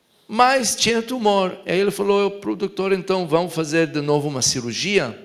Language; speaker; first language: Portuguese; non-native, fluent; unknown